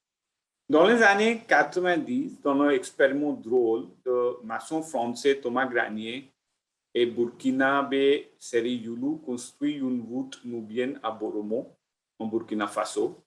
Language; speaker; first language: French; non-native, learner; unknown